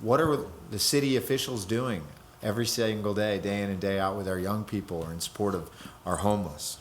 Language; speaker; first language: English; native; English